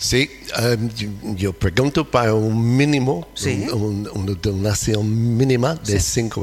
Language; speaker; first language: Spanish; non-native, fluent; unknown